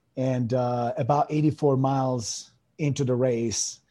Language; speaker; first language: English; non-native, fluent; Italian